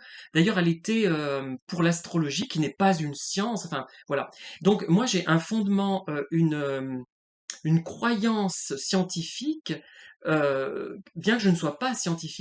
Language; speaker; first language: French; native; French